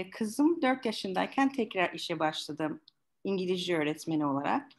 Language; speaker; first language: Turkish; early bilingual, heritage; Turkish